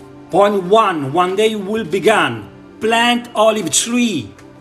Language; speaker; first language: English; non-native, learner; Italian